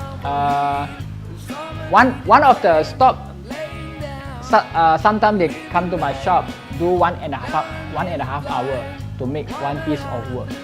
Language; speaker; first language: English; non-native, local second language; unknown